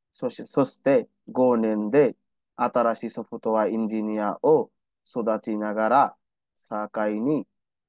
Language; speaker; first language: Japanese; non-native, learner; Bangla